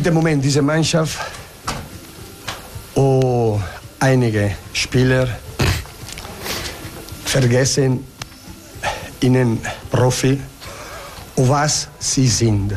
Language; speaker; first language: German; non-native, learner; Italian